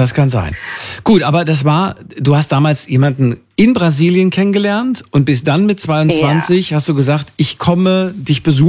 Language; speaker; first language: German; native; German